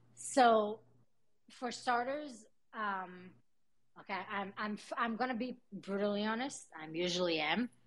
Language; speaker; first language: English; early bilingual, other home language; Hebrew